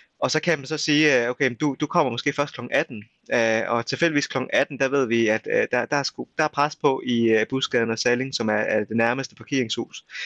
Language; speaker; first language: Danish; early bilingual, other home language; Vietnamese